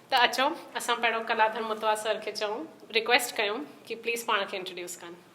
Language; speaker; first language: Sindhi; early bilingual, heritage; Sindhi